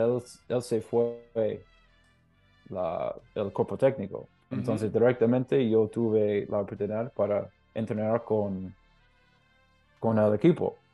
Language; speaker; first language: Spanish; non-native, learner; English